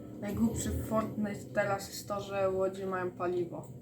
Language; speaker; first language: Polish; native; Polish